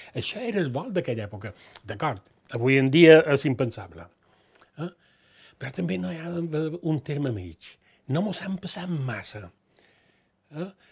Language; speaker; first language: Catalan; native; Catalan